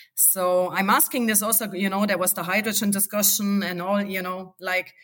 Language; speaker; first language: English; non-native, fluent; German